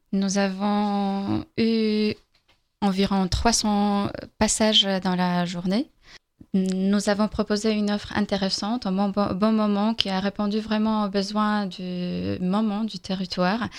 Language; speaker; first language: French; non-native, fluent; Polish